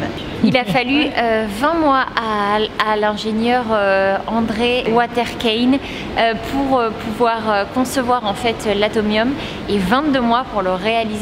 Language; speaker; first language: French; native; French